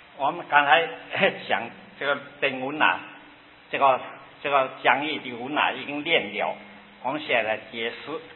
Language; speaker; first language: Chinese; non-native, local second language; Cantonese